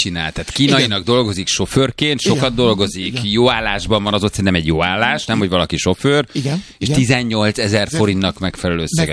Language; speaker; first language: Hungarian; native; Hungarian